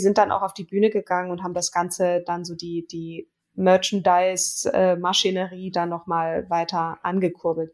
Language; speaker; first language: German; native; German